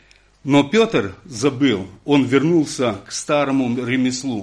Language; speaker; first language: Russian; non-native, local second language; Ukrainian